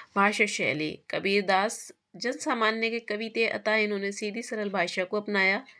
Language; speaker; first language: Hindi; native; Hindi